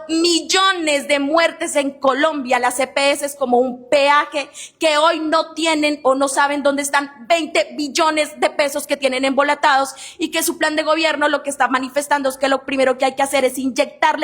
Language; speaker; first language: Spanish; native; Spanish